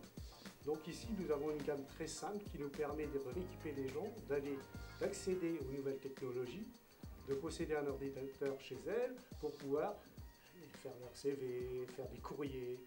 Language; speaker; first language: French; native; French